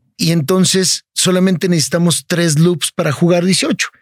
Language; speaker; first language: Spanish; native; Spanish